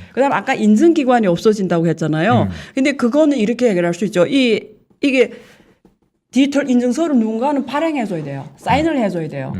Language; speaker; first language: Korean; non-native, fluent; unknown